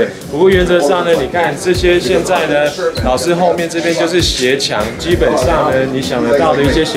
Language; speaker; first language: Chinese; native; Chinese